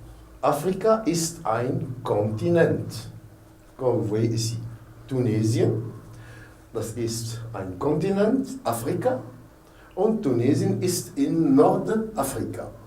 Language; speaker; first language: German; non-native, fluent; Arabic